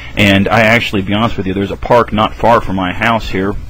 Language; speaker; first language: English; native; English